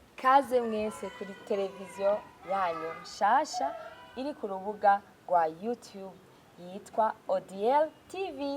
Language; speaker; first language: Rundi; early bilingual, heritage; Rundi